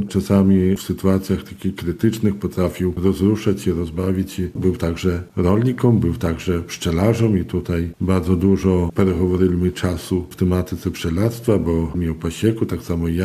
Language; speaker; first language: Polish; non-native, local second language; Belarusian